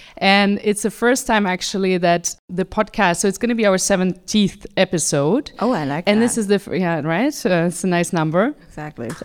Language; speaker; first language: English; non-native, fluent; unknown